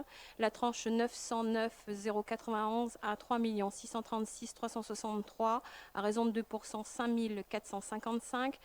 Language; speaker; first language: French; native; French